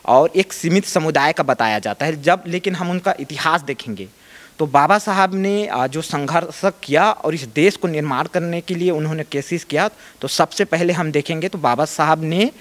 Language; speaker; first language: Hindi; native; Hindi